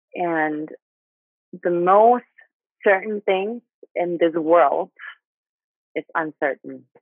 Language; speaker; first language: English; non-native, fluent; Thai